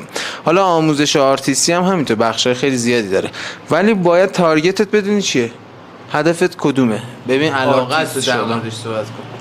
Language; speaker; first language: Persian; native; Persian